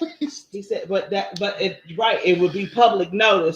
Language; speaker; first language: English; native; English